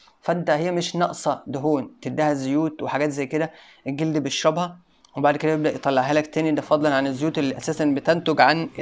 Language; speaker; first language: Arabic; native; Arabic